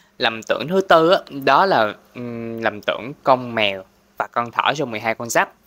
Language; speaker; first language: Vietnamese; non-native, local second language; Cantonese